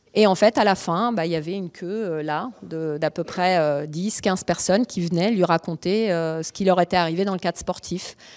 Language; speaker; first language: French; early bilingual, other home language; Romanian